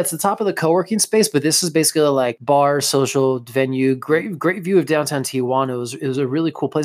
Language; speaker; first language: English; native; English